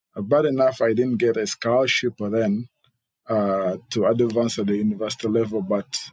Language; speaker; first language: English; non-native, local second language; Ganda